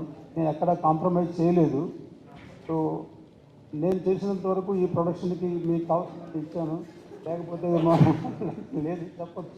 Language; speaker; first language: Telugu; native; Telugu